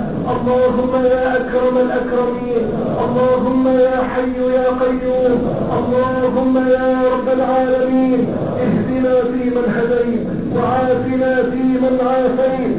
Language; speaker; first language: Arabic; native; Arabic